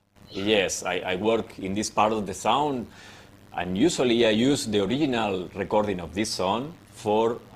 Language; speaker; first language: English; non-native, fluent; Spanish